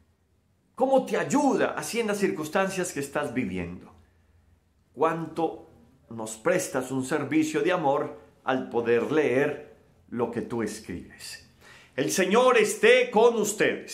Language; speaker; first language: Spanish; native; Spanish